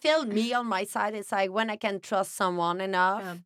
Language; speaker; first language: English; native; English